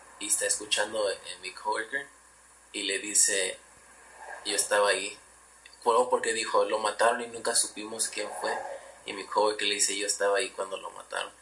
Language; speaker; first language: Spanish; early bilingual, heritage; Spanish